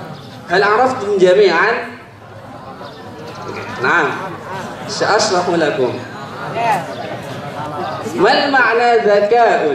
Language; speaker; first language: Arabic; non-native, learner; Indonesian